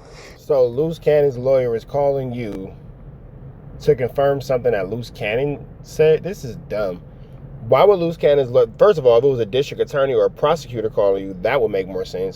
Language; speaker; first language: English; native; English